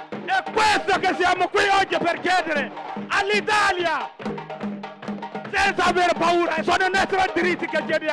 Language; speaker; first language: Italian; non-native, fluent; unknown